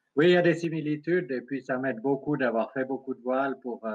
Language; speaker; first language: French; native; French